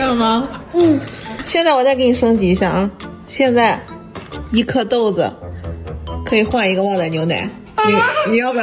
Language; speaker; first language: Chinese; native; Chinese